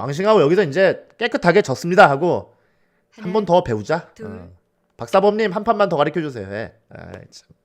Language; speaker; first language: Korean; native; Korean